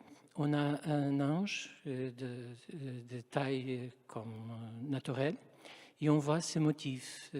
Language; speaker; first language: French; non-native, fluent; Portuguese